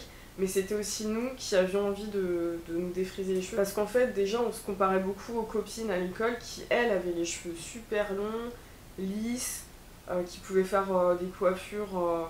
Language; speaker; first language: French; native; French